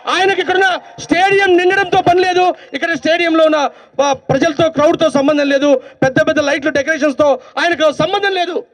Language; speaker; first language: Telugu; native; Telugu